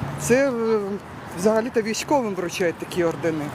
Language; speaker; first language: Ukrainian; native; Ukrainian